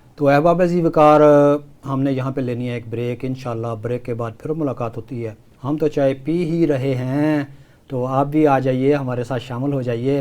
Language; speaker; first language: Urdu; non-native, local second language; Punjabi